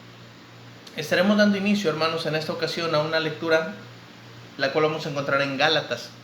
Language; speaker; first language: Spanish; native; Spanish